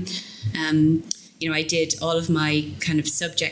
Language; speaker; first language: English; native; English